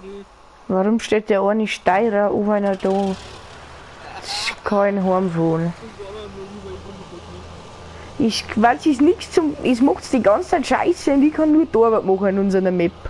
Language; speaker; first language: German; native; German